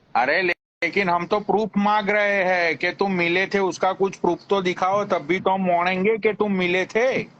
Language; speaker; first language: Hindi; native; Hindi